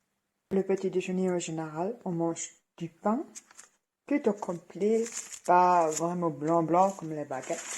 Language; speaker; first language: French; non-native, fluent; German